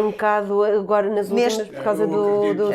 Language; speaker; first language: Portuguese; native; Portuguese